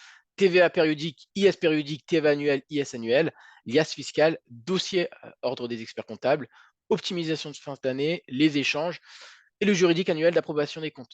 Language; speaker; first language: French; native; French